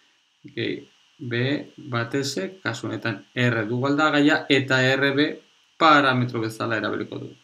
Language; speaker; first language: Basque; non-native, local second language; Spanish